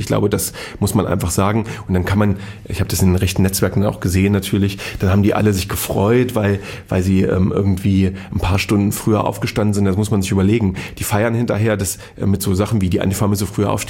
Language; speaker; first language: German; native; German